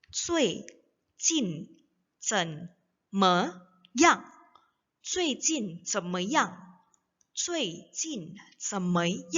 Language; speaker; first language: Chinese; non-native, fluent; Indonesian